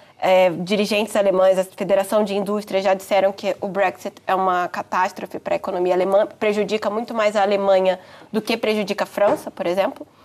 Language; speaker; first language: Portuguese; native; Portuguese